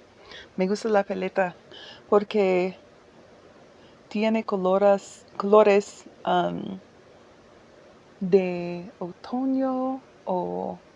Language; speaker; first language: Spanish; non-native, learner; English